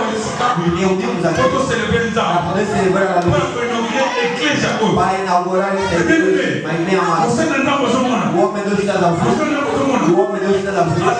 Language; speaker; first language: Portuguese; non-native, fluent; Lingala